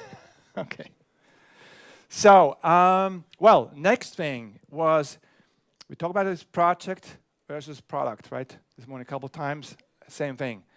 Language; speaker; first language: English; non-native, fluent; German